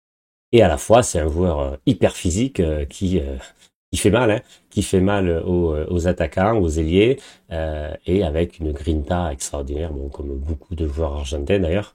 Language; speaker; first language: French; native; French